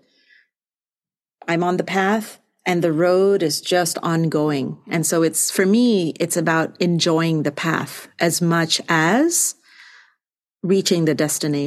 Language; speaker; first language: English; non-native, local second language; Malay